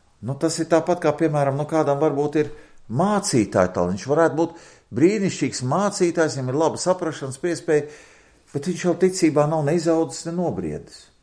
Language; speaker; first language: Latvian; native; Latvian